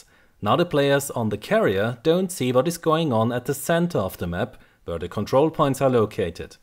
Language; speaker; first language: English; non-native, fluent; German